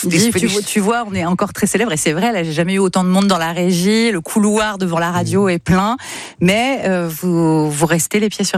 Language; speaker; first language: French; native; French